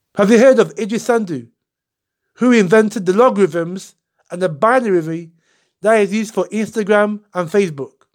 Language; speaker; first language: English; non-native, local second language; Akan